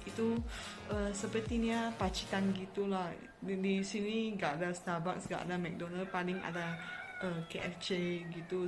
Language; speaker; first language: Indonesian; non-native, fluent; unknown